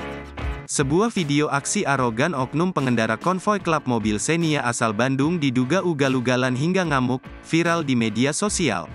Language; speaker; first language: Indonesian; native; Indonesian